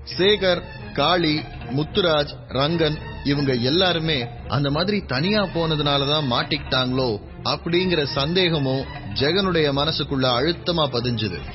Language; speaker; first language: Tamil; native; Tamil